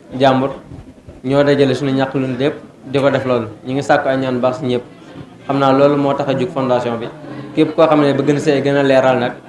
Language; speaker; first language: Wolof; native; Wolof